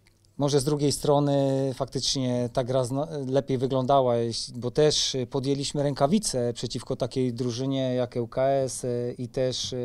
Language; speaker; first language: Polish; native; Polish